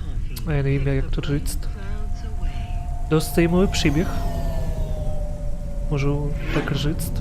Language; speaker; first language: Czech; non-native, local second language; Ukrainian